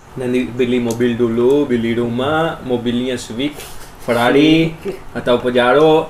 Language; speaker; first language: Indonesian; non-native, fluent; Urdu